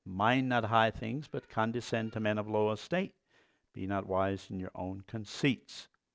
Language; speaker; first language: English; early bilingual, other home language; Pennsylvania German